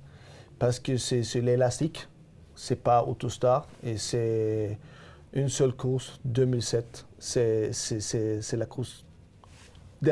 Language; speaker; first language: French; non-native, fluent; Swedish